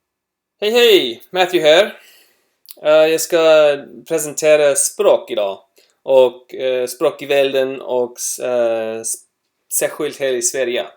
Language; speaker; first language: Swedish; non-native, learner; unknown